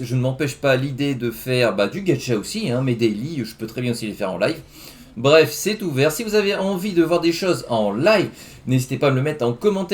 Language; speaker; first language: French; native; French